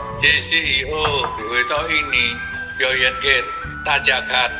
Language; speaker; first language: Chinese; non-native, learner; Indonesian